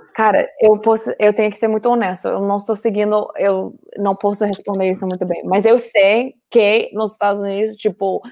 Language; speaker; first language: Portuguese; non-native, fluent; English